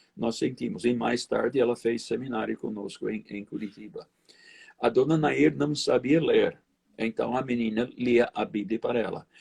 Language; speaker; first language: Portuguese; non-native, fluent; English